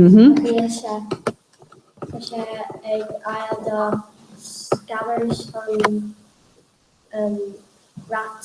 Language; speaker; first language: Irish; non-native, learner; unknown